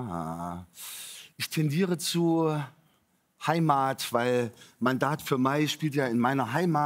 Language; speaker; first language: German; native; German